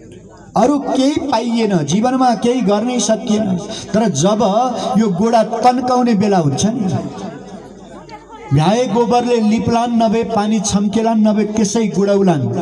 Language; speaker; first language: Nepali; native; Nepali